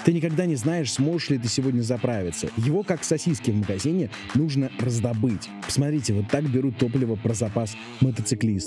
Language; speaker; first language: Russian; native; Russian